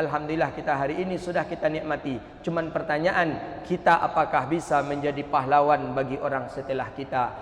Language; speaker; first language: Malay; non-native, local second language; Minangkabau